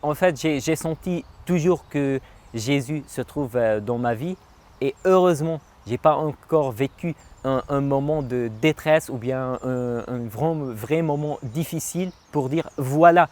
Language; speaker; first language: French; non-native, local second language; Arabic